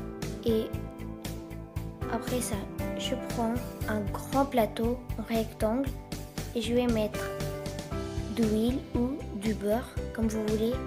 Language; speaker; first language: French; non-native, fluent; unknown